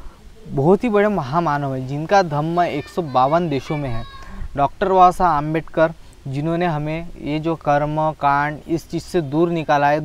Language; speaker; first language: Hindi; non-native, local second language; Marathi